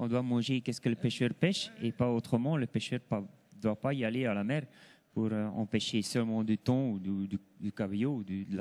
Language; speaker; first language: French; non-native, local second language; Dutch